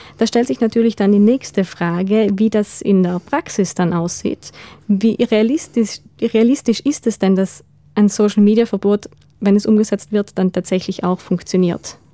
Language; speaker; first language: German; native; German